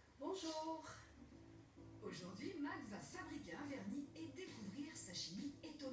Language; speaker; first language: French; native; French